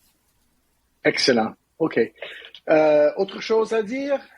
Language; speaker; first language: French; non-native, learner; English